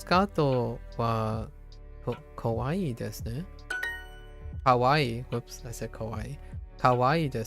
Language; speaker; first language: Japanese; non-native, learner; English